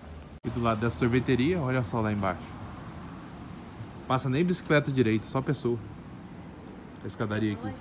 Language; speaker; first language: Portuguese; native; Portuguese